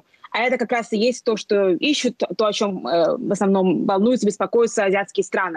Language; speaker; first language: Russian; native; Russian